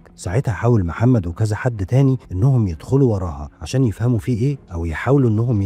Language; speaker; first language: Arabic; native; Arabic